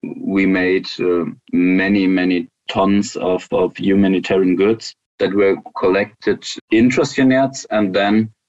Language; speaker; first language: English; non-native, fluent; German